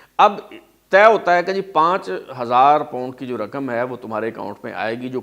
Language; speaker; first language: Urdu; native; Urdu